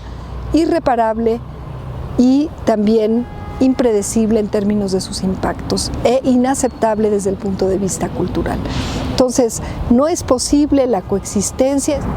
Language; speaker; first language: Spanish; native; Spanish